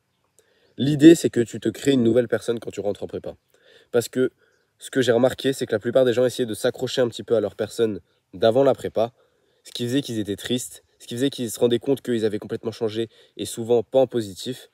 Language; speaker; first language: French; native; French